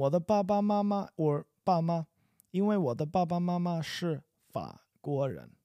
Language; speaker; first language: Chinese; non-native, fluent; English